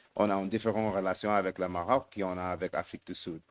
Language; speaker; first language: French; non-native, fluent; English